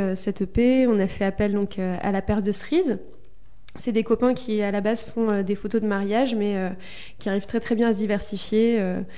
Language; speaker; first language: French; early bilingual, other home language; Spanish